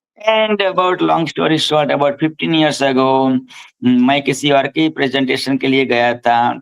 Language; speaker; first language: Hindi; non-native, local second language; Gujarati